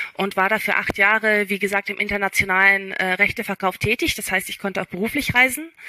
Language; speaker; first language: German; early bilingual, other home language; English